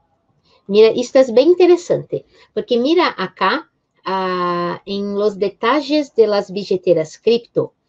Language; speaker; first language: Spanish; non-native, fluent; Portuguese